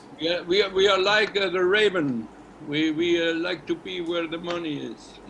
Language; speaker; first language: English; non-native, learner; Icelandic